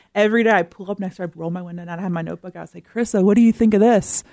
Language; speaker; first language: English; native; English